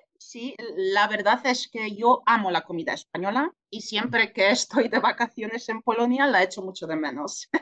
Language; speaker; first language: Spanish; non-native, fluent; Polish